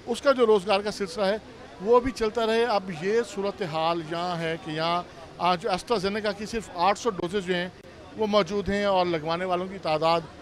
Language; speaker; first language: Urdu; non-native, local second language; Saraiki